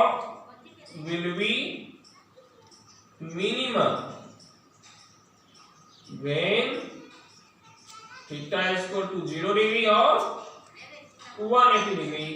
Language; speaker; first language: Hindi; native; Hindi